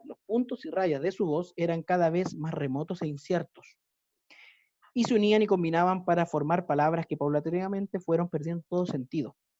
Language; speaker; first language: Spanish; native; Spanish